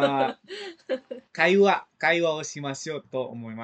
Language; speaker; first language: Japanese; non-native, fluent; Indonesian